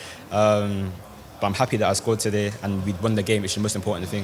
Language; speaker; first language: English; native; English